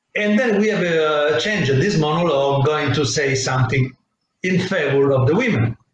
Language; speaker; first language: English; non-native, fluent; Italian